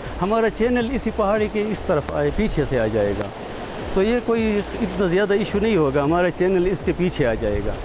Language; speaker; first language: Urdu; non-native, local second language; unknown